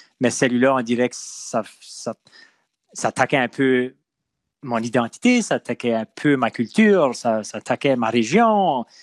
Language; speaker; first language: French; non-native, local second language; English